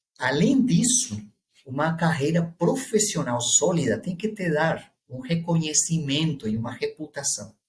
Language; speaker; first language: Portuguese; non-native, fluent; Spanish